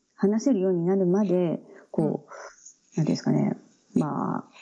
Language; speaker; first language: Japanese; native; Japanese